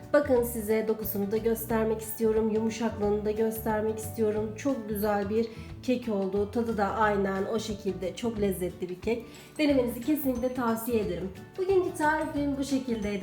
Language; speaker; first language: Turkish; native; Turkish